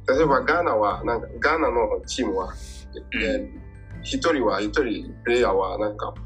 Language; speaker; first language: Japanese; non-native, learner; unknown